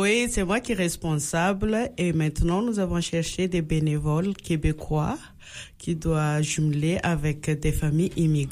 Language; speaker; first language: French; non-native, learner; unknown